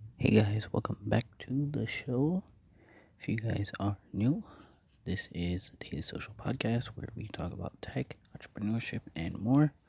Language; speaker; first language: English; native; English